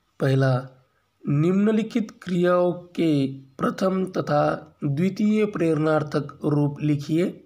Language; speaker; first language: Hindi; non-native, local second language; Marathi